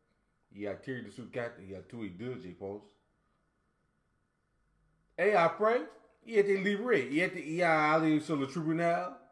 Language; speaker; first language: French; non-native, learner; English